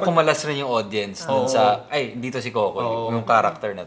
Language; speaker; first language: Filipino; native; Filipino